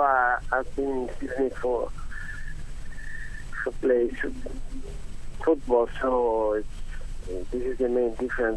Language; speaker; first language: English; non-native, learner; Italian